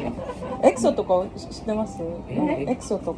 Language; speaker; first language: Japanese; non-native, fluent; Korean